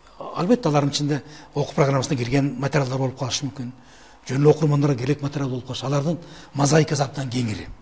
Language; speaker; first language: Kyrgyz; native; Kyrgyz